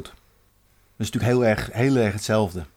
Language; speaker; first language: Dutch; native; Dutch